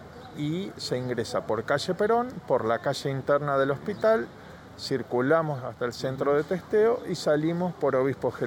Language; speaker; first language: Spanish; native; Spanish